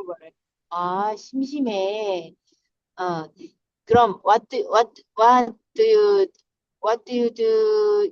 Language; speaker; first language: English; non-native, learner; Korean